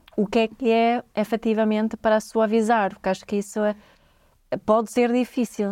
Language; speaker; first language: Portuguese; non-native, fluent; Swedish